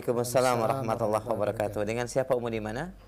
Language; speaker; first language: Indonesian; native; Indonesian